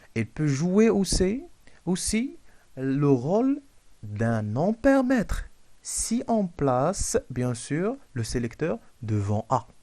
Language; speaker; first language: French; non-native, local second language; Arabic